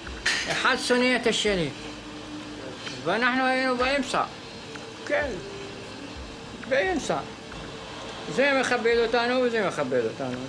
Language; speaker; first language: Hebrew; non-native, fluent; Arabic